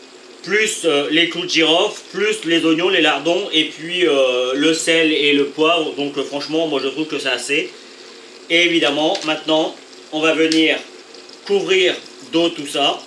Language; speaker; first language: French; native; French